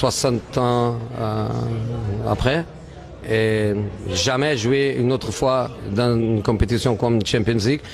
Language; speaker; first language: French; non-native, learner; Portuguese